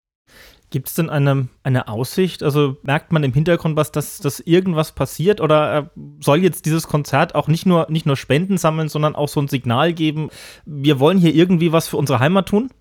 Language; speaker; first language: German; native; German